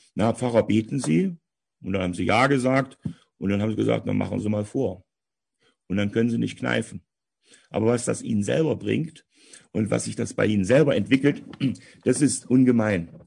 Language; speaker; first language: German; native; German